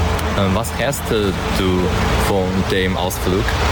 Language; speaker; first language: German; non-native, learner; Chinese